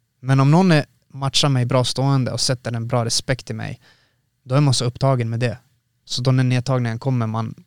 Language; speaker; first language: Swedish; native; Swedish